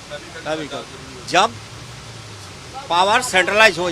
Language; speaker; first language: Hindi; non-native, local second language; Bangla